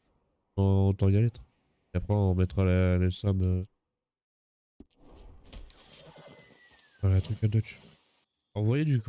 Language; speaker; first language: French; native; French